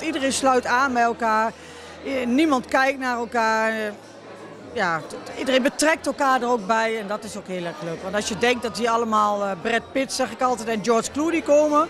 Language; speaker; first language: Dutch; native; Dutch